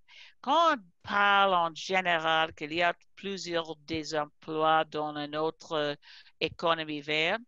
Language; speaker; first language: French; non-native, fluent; English